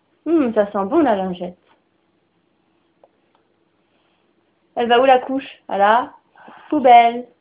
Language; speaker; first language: French; native; French